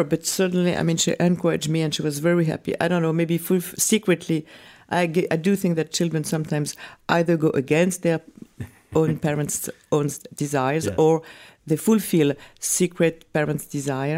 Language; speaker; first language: English; non-native, fluent; French